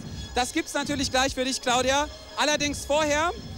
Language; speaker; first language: German; native; German